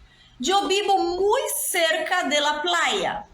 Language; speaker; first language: Spanish; non-native, fluent; Portuguese